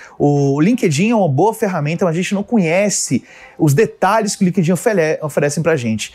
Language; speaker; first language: Portuguese; early bilingual, other home language; English